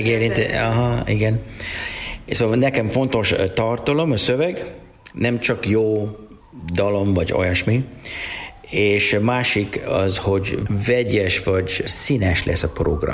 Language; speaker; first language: Hungarian; non-native, learner; English